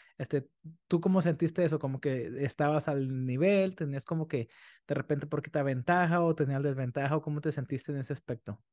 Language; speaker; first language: Spanish; native; Spanish